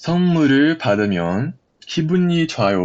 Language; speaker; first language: Korean; non-native, fluent; Portuguese